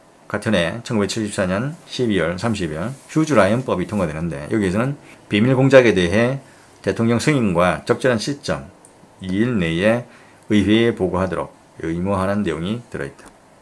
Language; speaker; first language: Korean; native; Korean